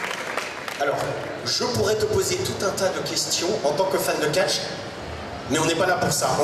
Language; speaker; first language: French; native; French